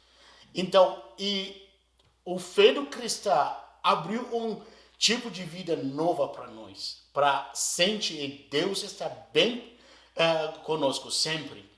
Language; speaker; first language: Portuguese; non-native, learner; Arabic